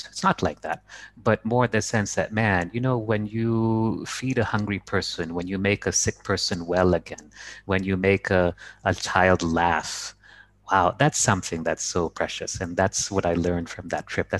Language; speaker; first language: English; native; English